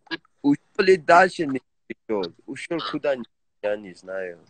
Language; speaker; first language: Russian; non-native, learner; Persian